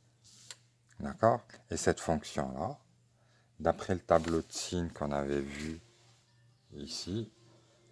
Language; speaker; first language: French; native; French